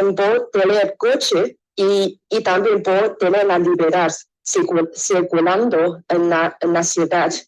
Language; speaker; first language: Spanish; non-native, learner; Chinese